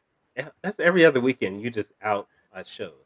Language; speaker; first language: English; native; English